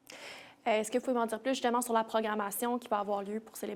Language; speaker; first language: French; native; French